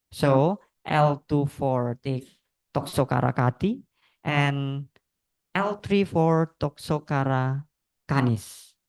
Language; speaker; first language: English; non-native, learner; Indonesian